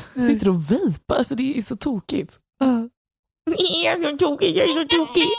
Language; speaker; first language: Swedish; native; Swedish